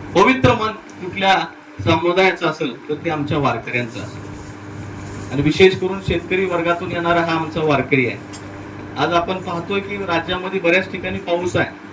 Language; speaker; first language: Marathi; native; Marathi